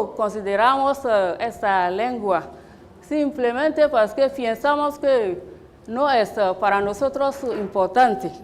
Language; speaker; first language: Spanish; non-native, fluent; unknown